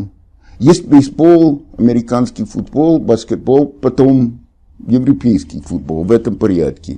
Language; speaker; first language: Russian; non-native, fluent; English